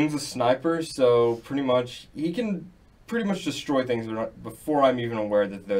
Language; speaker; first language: English; native; English